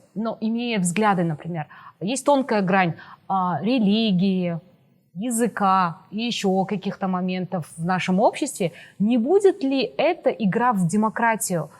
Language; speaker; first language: Russian; non-native, local second language; Kazakh